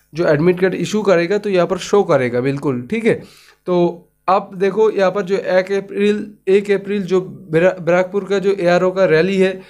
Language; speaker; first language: Hindi; non-native, local second language; Bangla